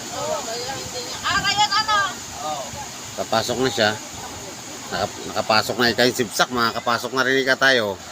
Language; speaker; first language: Filipino; native; Filipino